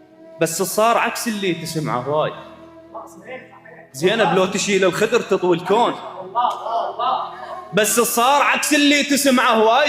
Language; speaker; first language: Arabic; native; Arabic